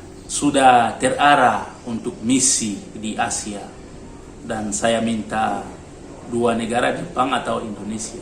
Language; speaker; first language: Indonesian; non-native, learner; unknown